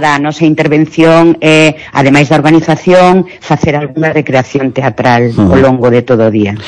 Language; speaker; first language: Galician; native; Galician